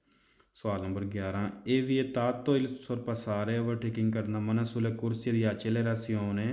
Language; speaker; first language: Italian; non-native, fluent; Punjabi